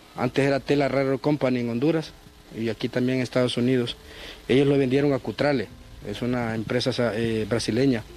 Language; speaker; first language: Spanish; native; Spanish